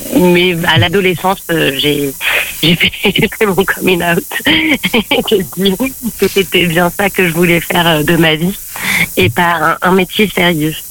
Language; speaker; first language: French; native; French